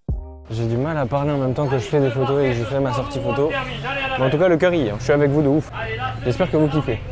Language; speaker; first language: French; native; French